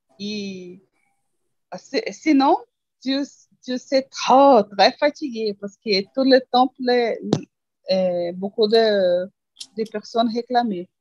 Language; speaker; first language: French; non-native, learner; Portuguese